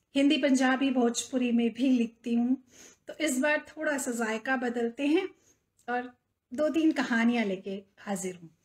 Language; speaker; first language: Hindi; native; Hindi